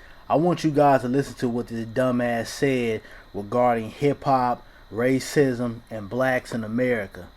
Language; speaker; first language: English; native; English